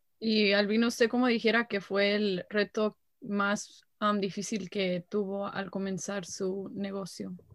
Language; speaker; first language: Spanish; early bilingual, heritage; Spanish